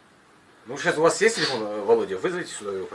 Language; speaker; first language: Russian; native; Russian